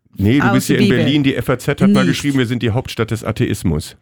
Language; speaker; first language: German; native; German